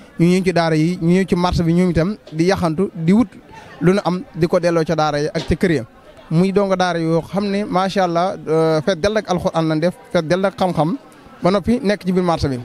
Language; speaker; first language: Wolof; native; Wolof